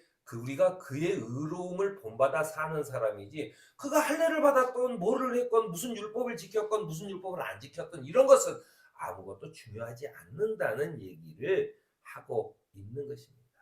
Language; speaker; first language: Korean; native; Korean